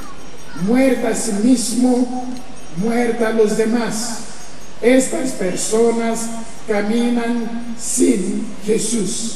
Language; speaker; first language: Spanish; non-native, fluent; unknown